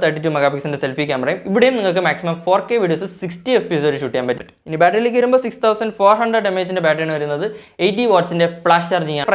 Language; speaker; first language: Malayalam; native; Malayalam